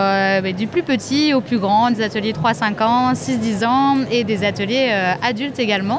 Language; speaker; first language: French; native; French